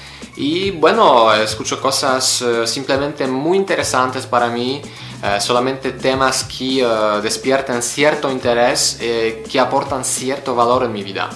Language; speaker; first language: Spanish; non-native, learner; Polish